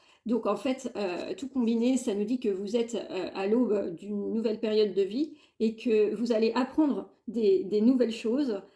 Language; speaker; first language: French; native; French